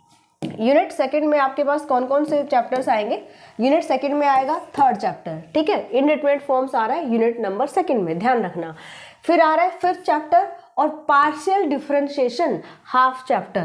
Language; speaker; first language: Hindi; native; Hindi